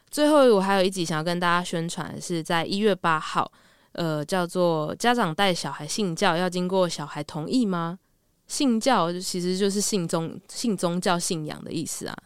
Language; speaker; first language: Chinese; native; Chinese